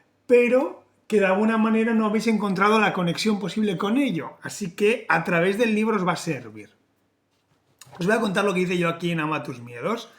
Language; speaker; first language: Spanish; native; Spanish